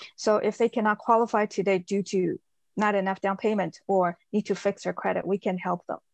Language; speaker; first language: English; early bilingual, other home language; Chinese